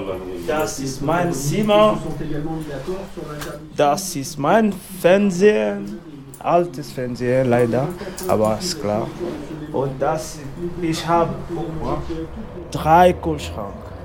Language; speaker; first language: German; non-native, learner; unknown